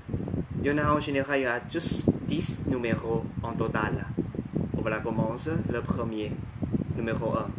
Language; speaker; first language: French; non-native, learner; Thai